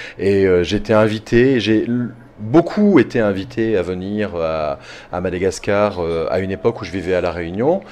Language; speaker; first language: French; native; French